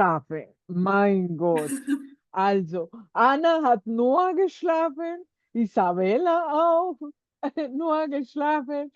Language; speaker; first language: German; non-native, fluent; Spanish